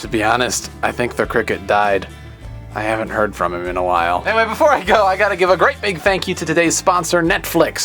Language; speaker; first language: English; native; English